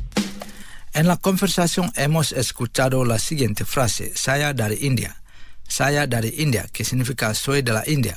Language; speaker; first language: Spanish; non-native, fluent; Indonesian